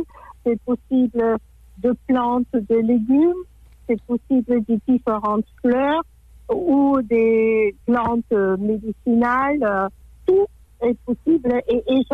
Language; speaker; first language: French; non-native, fluent; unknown